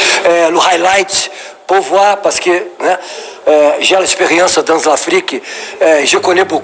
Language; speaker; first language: French; non-native, learner; Portuguese